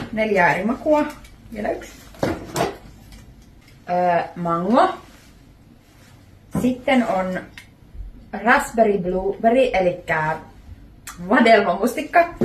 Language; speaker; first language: Finnish; native; Finnish